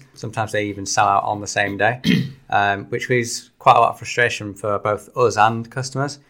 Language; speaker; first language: English; native; English